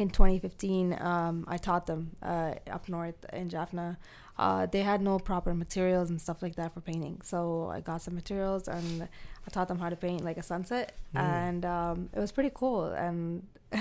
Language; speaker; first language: English; non-native, local second language; Tamil